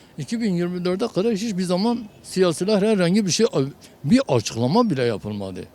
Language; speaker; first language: Turkish; non-native, local second language; Kurdish